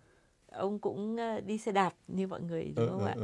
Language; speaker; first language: Vietnamese; native; Vietnamese